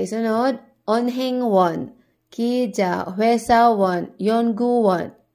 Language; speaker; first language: Korean; non-native, learner; Cebuano